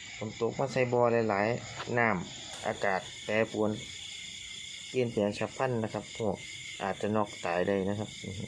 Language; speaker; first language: Thai; native; Thai